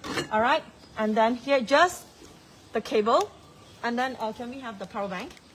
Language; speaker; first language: English; non-native, local second language; Chinese